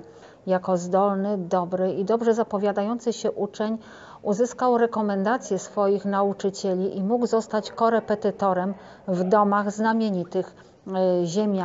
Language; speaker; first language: Polish; native; Polish